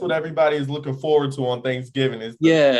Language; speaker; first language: English; native; English